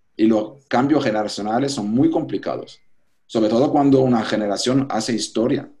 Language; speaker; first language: Spanish; non-native, fluent; French